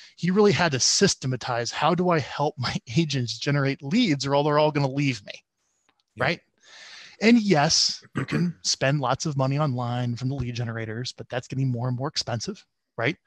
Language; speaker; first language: English; native; English